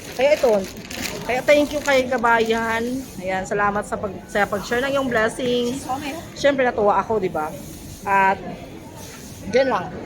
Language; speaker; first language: Filipino; non-native, local second language; Cebuano